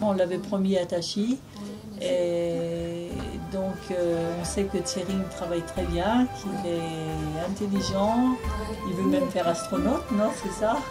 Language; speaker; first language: French; native; French